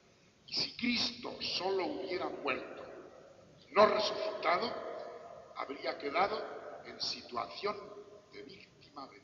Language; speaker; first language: Spanish; native; Spanish